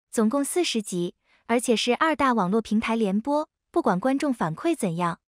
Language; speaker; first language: Chinese; native; Chinese